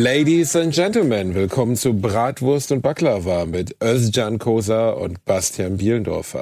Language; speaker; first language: German; native; German